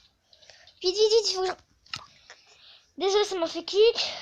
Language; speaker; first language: French; native; French